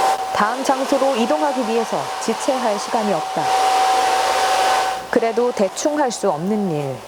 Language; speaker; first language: Korean; native; Korean